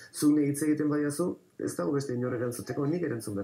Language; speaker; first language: Basque; native; Basque